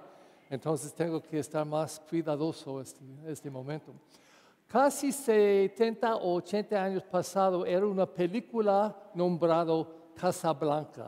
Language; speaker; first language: Spanish; non-native, fluent; English